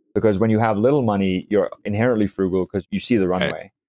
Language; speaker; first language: English; native; English